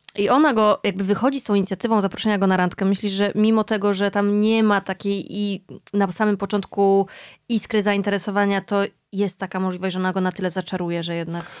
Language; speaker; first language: Polish; native; Polish